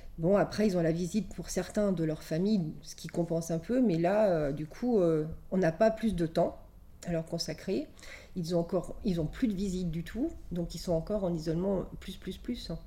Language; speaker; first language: French; native; French